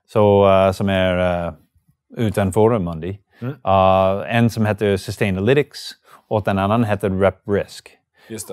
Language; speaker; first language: Swedish; non-native, learner; English